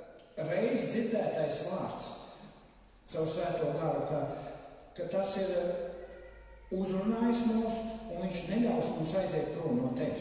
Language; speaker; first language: Latvian; native; Latvian